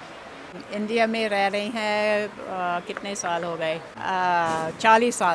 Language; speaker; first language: Hindi; non-native, fluent; English